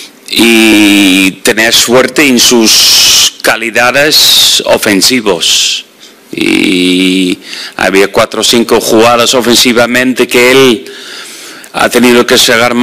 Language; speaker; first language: Spanish; non-native, fluent; Dutch